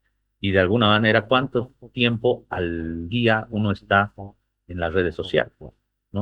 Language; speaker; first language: Spanish; native; Spanish